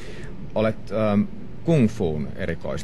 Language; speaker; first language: Finnish; native; Finnish